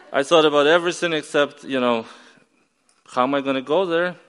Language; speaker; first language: English; non-native, fluent; Ukrainian